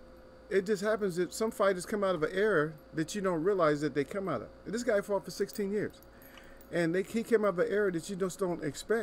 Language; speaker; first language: English; native; English